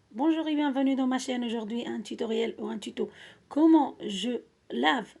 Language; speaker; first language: French; non-native, local second language; Arabic